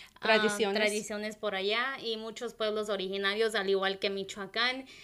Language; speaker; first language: Spanish; non-native, local second language; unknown